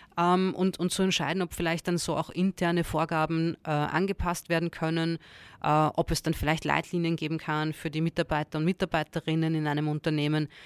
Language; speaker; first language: German; early bilingual, other home language; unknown